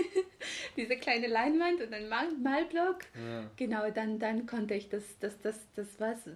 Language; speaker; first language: German; non-native, fluent; Georgian